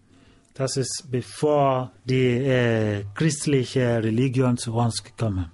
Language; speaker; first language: German; non-native, learner; Igbo